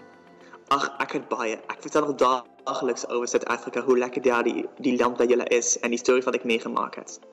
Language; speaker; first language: Afrikaans; non-native, learner; Dutch